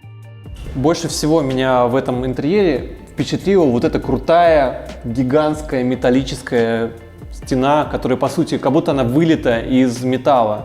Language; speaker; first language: Russian; native; Russian